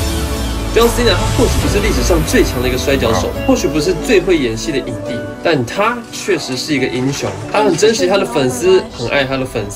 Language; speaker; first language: Chinese; native; Chinese